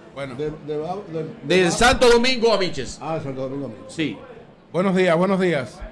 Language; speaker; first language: Spanish; native; Spanish